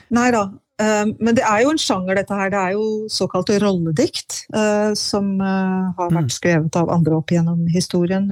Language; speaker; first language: Norwegian; native; Norwegian